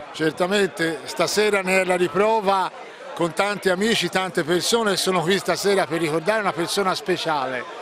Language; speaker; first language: Italian; native; Italian